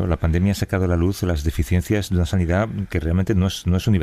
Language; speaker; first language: Spanish; native; Spanish